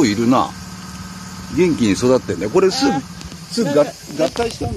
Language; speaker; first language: Japanese; native; Japanese